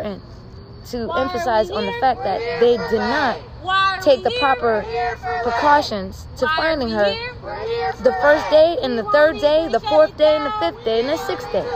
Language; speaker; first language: English; native; English